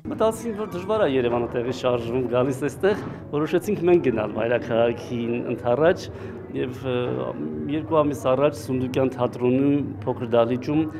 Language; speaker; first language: Armenian; native; Armenian